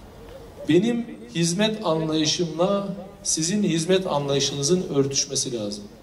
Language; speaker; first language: Turkish; native; Turkish